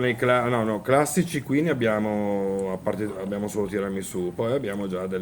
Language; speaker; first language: Italian; native; Italian